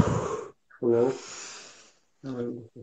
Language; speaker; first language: Russian; native; Russian